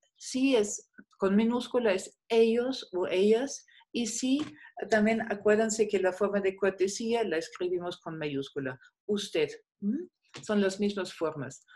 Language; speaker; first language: Spanish; non-native, fluent; German